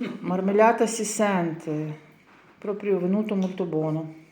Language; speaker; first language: Italian; non-native, learner; Ukrainian